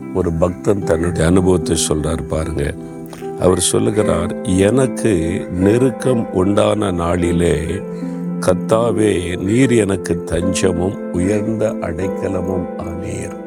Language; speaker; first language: Tamil; native; Tamil